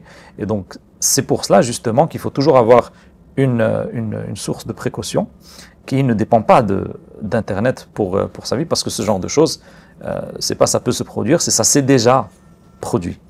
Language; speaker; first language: French; non-native, local second language; Arabic